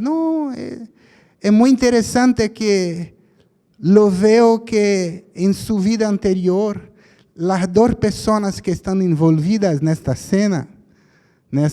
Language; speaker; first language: Spanish; non-native, fluent; Portuguese